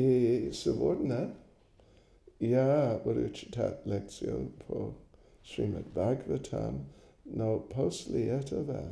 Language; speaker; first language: Russian; non-native, learner; English